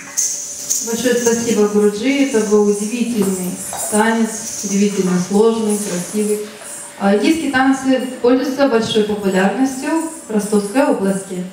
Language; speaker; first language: Russian; native; Russian